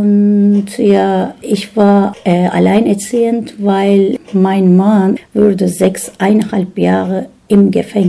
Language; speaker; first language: German; non-native, learner; Turkish